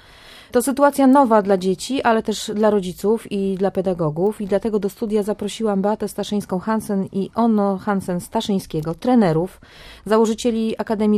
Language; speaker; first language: Polish; native; Polish